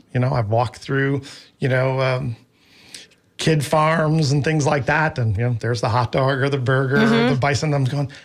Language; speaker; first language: English; native; English